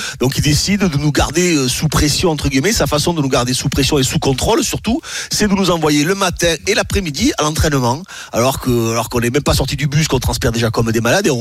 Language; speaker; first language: French; native; French